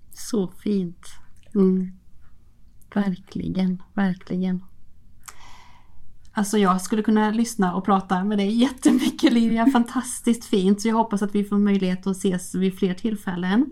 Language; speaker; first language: Swedish; native; Swedish